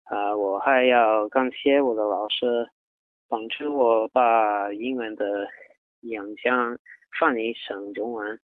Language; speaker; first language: Chinese; non-native, learner; English